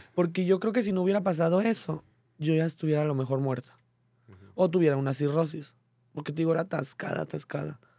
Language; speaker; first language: Spanish; native; Spanish